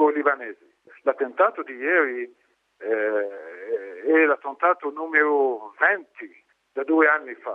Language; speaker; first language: Italian; non-native, learner; Arabic